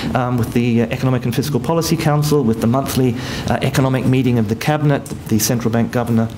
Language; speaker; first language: English; native; English